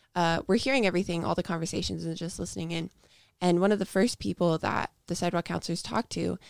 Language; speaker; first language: English; native; English